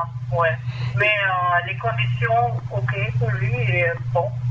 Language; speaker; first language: French; non-native, learner; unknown